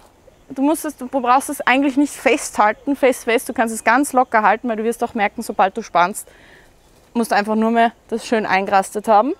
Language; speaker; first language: German; native; German